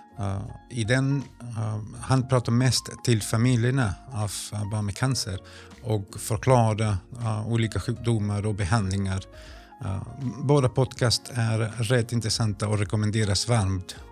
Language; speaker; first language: Swedish; non-native, fluent; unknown